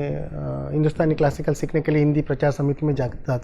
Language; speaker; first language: Hindi; non-native, local second language; Tulu